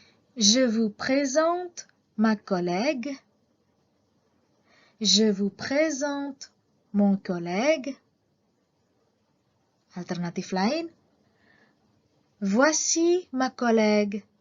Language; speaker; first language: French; non-native, fluent; Indonesian